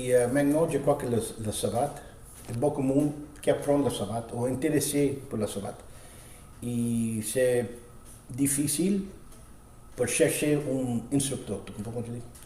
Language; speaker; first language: French; non-native, learner; Spanish